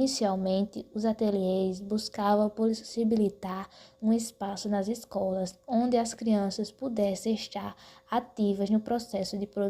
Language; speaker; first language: Portuguese; native; Portuguese